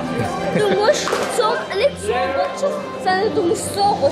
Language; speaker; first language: German; native; German